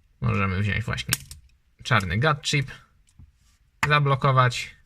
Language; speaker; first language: Polish; native; Polish